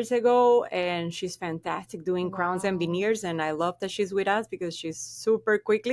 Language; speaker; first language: English; non-native, fluent; Spanish